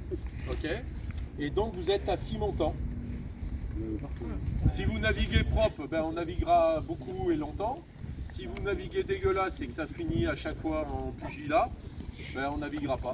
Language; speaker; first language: French; native; French